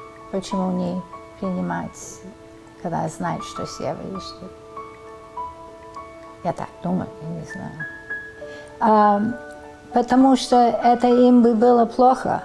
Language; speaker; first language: Russian; early bilingual, heritage; Russian